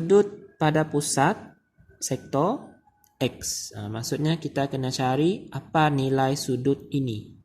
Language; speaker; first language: Malay; native; Malay